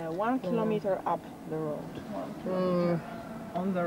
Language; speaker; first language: English; non-native, learner; Polish